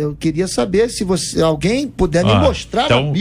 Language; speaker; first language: Portuguese; native; Portuguese